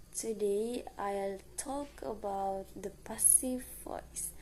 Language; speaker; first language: English; non-native, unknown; Indonesian